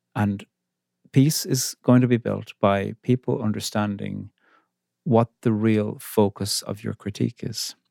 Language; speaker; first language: English; native; English